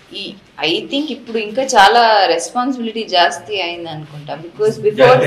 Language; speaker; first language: Telugu; non-native, fluent; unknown